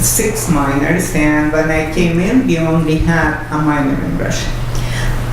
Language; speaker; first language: English; non-native, fluent; Russian